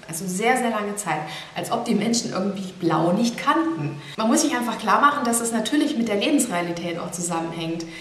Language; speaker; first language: German; native; German